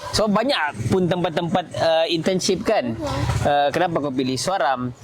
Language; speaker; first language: Malay; native; Malay